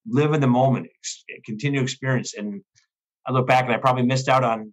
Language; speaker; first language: English; native; English